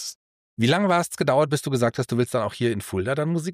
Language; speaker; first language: German; native; German